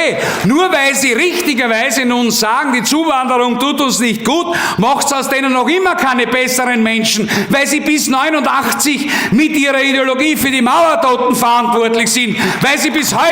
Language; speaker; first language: German; native; German